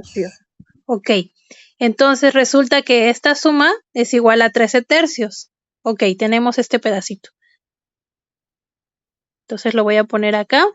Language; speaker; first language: Spanish; native; Spanish